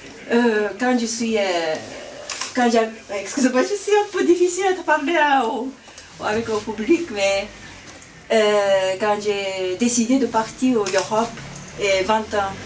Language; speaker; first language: French; non-native, fluent; Japanese